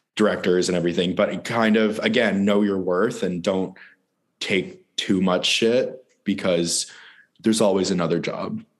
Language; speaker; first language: English; native; English